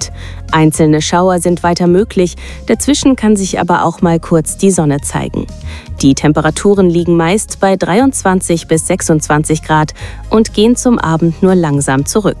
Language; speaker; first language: German; native; German